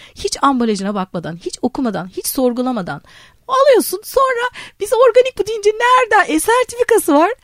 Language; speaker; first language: Turkish; native; Turkish